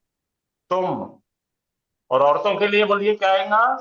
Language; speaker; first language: Hindi; native; Hindi